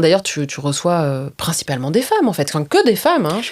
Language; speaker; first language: French; native; French